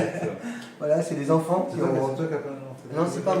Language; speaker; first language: French; native; French